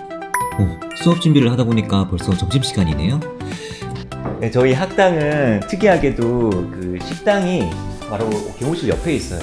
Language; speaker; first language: Korean; native; Korean